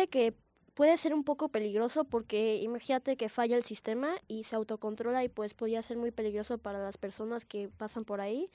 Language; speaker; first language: Spanish; native; Spanish